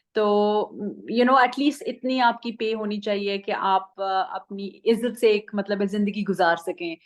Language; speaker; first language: Urdu; non-native, fluent; Persian